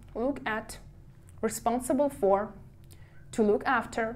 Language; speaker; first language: English; non-native, fluent; Russian